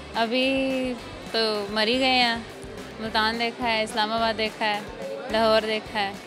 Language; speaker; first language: Urdu; early bilingual, heritage; Urdu